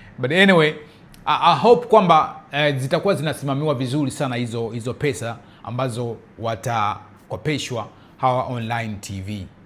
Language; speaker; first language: Swahili; early bilingual, heritage; Swahili